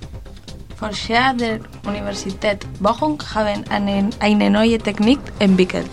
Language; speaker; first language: German; non-native, learner; Spanish